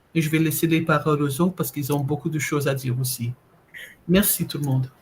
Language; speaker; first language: French; non-native, fluent; English